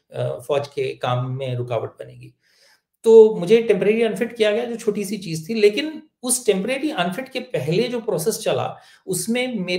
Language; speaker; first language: Hindi; native; Hindi